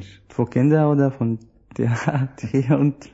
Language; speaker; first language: German; non-native, learner; Arabic